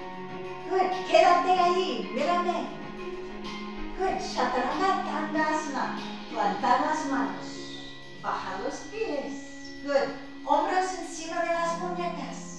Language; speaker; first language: Spanish; non-native, fluent; English